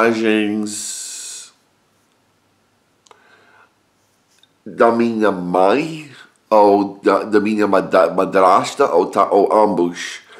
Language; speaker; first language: Portuguese; non-native, learner; English